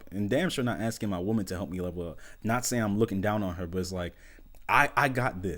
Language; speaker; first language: English; native; English